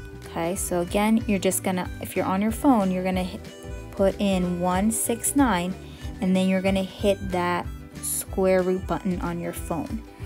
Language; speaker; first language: English; native; English